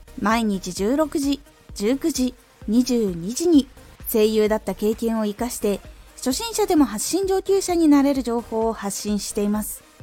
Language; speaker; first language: Japanese; native; Japanese